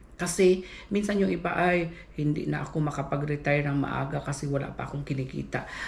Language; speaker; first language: Filipino; non-native, local second language; Cebuano